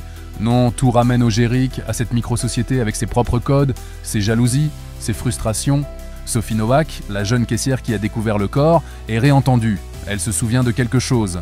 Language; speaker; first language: French; native; French